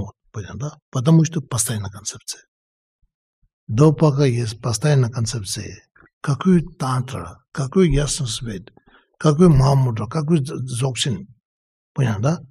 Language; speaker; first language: Russian; non-native, learner; Tibetan